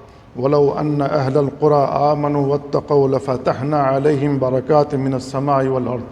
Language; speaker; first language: Arabic; non-native, fluent; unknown